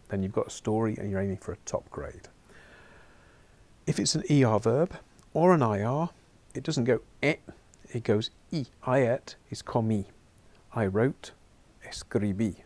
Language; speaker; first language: English; native; English